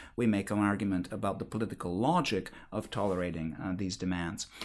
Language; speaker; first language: English; non-native, fluent; Bulgarian